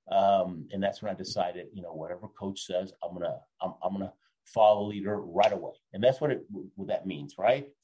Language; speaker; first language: English; early bilingual, other home language; Spanish